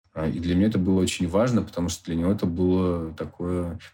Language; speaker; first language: Russian; native; Russian